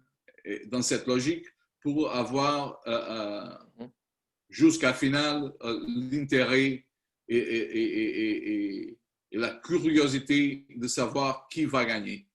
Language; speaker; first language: French; non-native, learner; Spanish